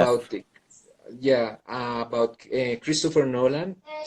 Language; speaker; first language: English; non-native, learner; Spanish